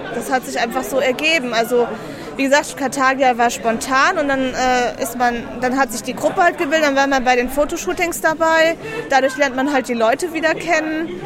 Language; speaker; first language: German; non-native, fluent; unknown